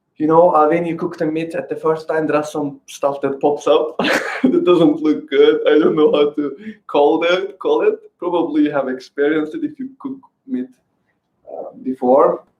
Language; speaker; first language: English; non-native, fluent; Azerbaijani